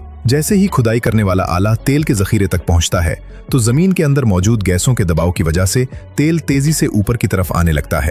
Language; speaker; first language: Urdu; native; Urdu